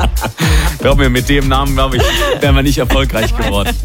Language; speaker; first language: German; native; German